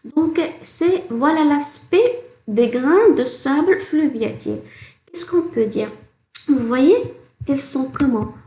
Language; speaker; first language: French; non-native, local second language; Arabic